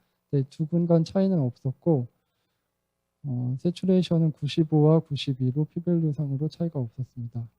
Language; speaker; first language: Korean; native; Korean